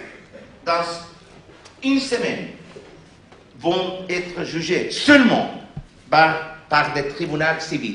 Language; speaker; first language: French; non-native, fluent; Spanish